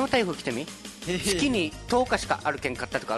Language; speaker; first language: Japanese; native; Japanese